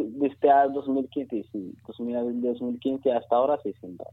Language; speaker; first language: Spanish; non-native, learner; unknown